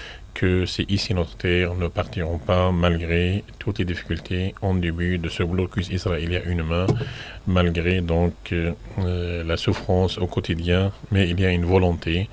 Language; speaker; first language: French; non-native, fluent; Arabic